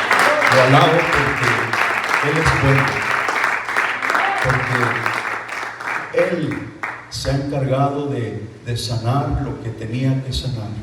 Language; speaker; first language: Spanish; native; Spanish